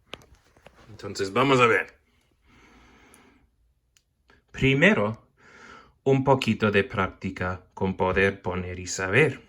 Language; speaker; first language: Spanish; non-native, fluent; English